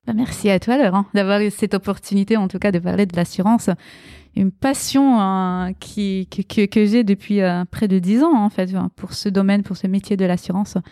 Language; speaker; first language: French; early bilingual, other home language; Romanian